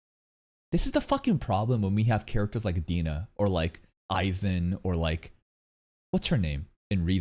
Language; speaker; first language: English; native; English